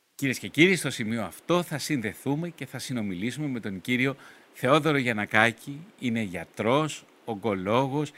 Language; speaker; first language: Greek; native; Greek